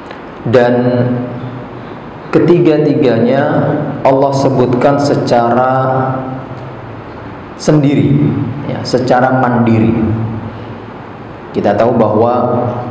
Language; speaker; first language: Indonesian; native; Indonesian